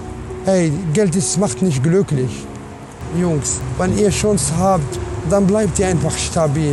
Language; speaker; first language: German; non-native, learner; Arabic